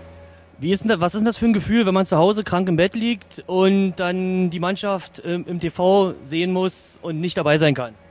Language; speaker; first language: German; native; German